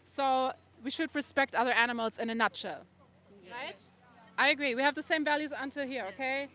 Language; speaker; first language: English; non-native, fluent; German